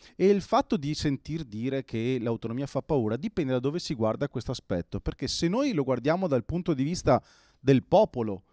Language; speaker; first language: Italian; non-native, local second language; Venetian